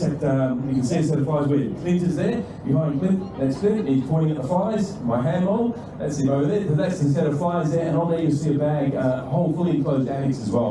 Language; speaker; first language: English; native; English